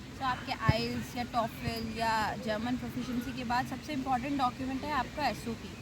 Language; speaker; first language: Hindi; native; Hindi